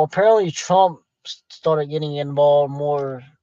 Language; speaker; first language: English; native; English